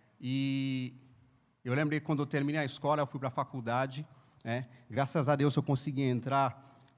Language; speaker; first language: Portuguese; non-native, fluent; Haitian Creole